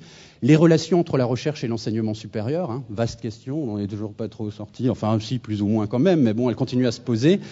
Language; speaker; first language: French; native; French